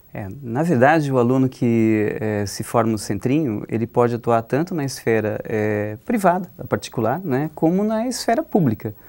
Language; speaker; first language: Portuguese; native; Portuguese